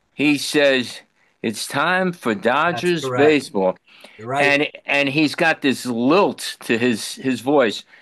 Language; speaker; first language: English; native; English